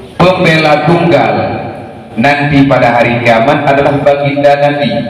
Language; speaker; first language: Malay; non-native, local second language; Achinese